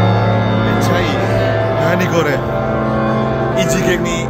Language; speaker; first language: Japanese; non-native, fluent; Indonesian